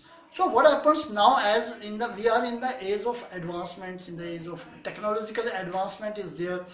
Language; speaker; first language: English; non-native, local second language; Hindi